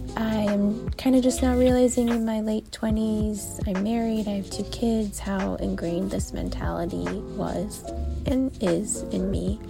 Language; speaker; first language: English; native; English